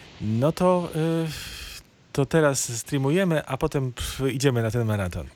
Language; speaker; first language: Polish; native; Polish